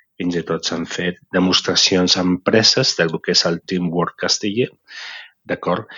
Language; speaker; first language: Catalan; native; Catalan